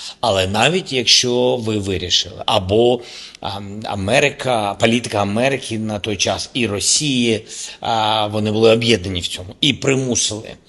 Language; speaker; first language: Ukrainian; non-native, local second language; Russian